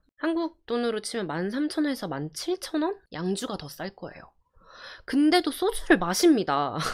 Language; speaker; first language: Korean; early bilingual, heritage; Korean